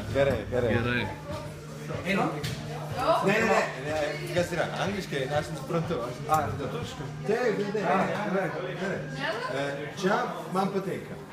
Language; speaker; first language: Lithuanian; non-native, learner; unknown